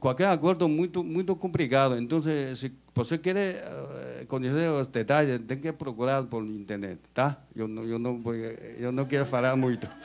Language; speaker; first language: Spanish; non-native, fluent; Chinese